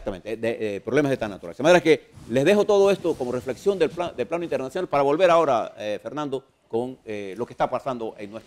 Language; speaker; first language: Spanish; native; Spanish